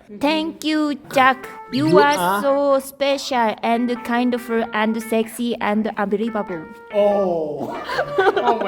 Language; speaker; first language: English; non-native, learner; Japanese